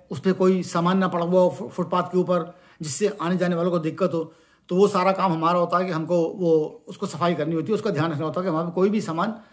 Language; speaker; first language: Hindi; native; Hindi